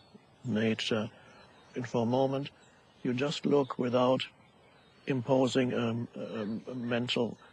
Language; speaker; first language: English; non-native, fluent; German